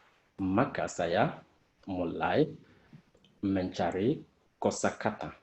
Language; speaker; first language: Indonesian; non-native, fluent; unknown